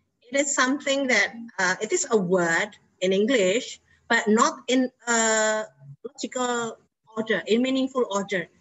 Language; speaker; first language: English; non-native, fluent; Indonesian